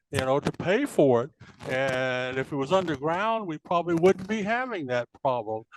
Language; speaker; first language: English; native; English